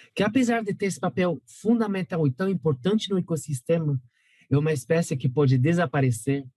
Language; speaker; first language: Portuguese; non-native, fluent; French